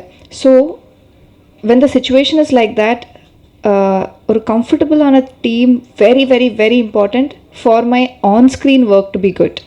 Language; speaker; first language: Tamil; non-native, learner; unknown